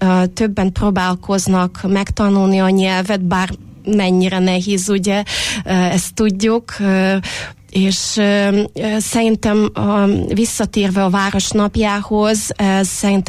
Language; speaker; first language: Hungarian; non-native, fluent; Russian